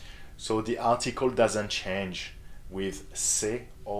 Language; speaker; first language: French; non-native, fluent; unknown